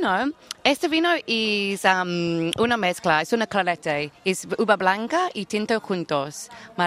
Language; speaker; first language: Spanish; non-native, learner; English